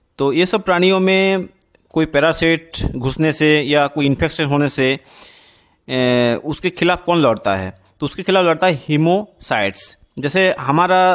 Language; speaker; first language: Hindi; non-native, local second language; Bangla